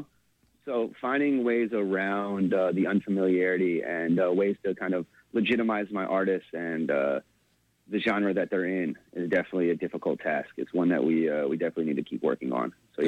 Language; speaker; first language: English; native; English